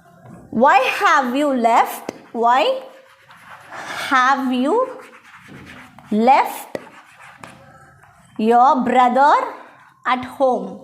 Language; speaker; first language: English; non-native, local second language; Tamil